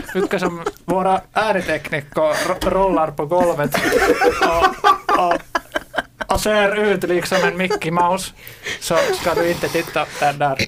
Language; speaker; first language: Swedish; non-native, local second language; Finnish